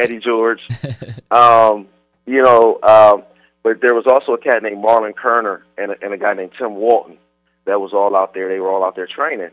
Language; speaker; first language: English; native; English